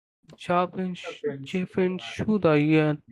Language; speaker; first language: Chinese; non-native, learner; Bangla